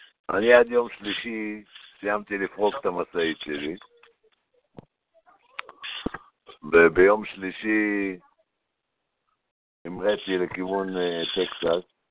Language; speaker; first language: Hebrew; native; Hebrew